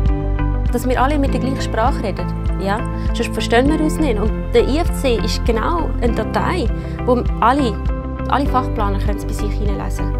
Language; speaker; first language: German; non-native, fluent; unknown